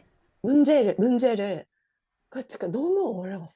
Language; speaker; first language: Korean; non-native, fluent; Japanese